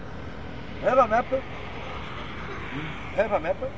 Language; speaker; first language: English; non-native, learner; Portuguese